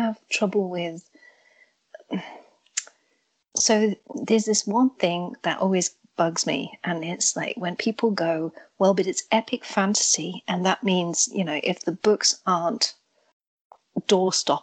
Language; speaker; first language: English; native; English